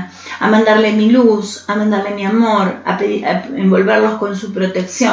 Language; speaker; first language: Spanish; native; Spanish